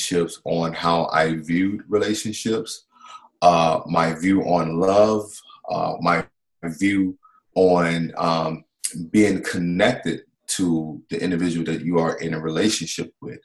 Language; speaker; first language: English; native; English